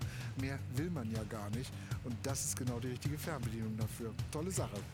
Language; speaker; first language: German; native; German